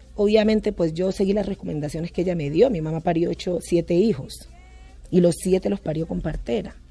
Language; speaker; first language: Spanish; native; Spanish